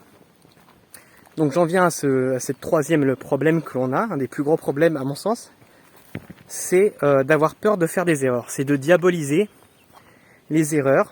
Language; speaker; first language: French; native; French